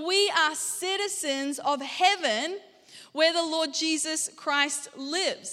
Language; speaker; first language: English; native; English